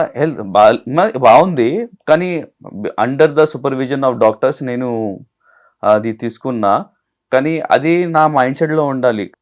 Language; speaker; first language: Telugu; non-native, learner; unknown